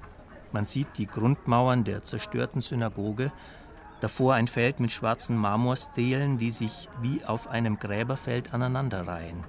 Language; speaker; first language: German; native; German